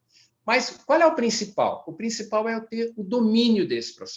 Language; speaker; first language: Portuguese; native; Portuguese